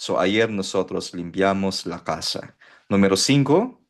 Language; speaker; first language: Spanish; non-native, fluent; Filipino